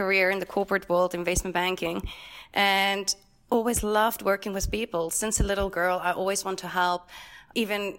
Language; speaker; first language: English; non-native, local second language; Afrikaans